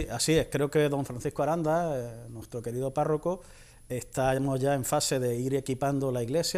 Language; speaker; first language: Spanish; native; Spanish